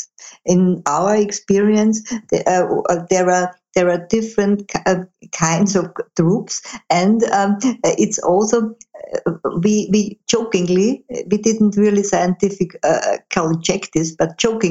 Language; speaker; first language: English; non-native, fluent; German